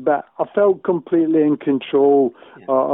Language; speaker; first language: English; native; English